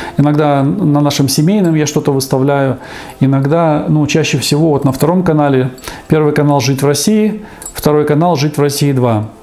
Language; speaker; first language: Russian; native; Russian